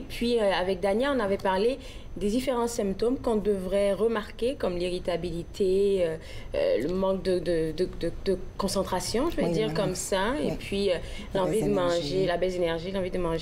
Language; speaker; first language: French; native; French